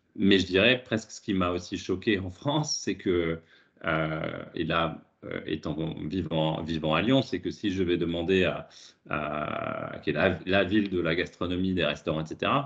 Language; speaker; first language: French; native; French